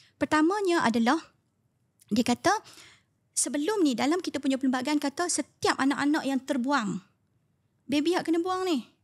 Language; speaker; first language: Malay; native; Malay